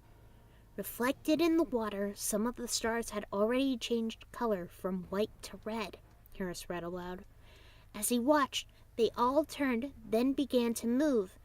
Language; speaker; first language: English; native; English